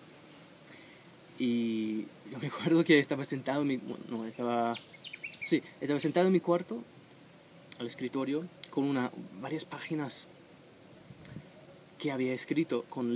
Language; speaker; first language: Spanish; non-native, fluent; English